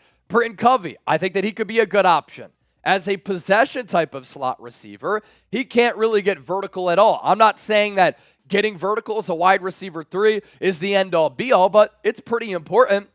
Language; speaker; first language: English; native; English